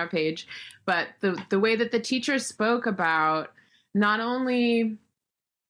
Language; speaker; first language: English; native; English